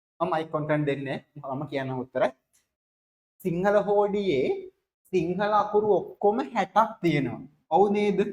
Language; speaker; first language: Sinhala; non-native, local second language; Tamil